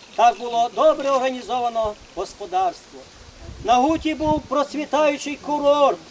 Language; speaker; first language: Ukrainian; native; Ukrainian